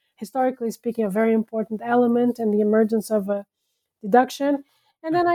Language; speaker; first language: English; non-native, fluent; Portuguese